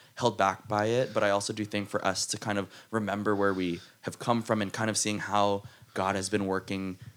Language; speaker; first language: English; native; English